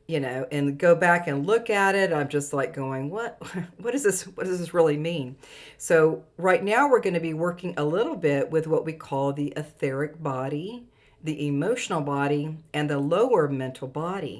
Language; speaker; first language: English; native; English